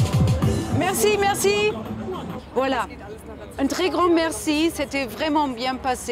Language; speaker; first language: French; non-native, learner; German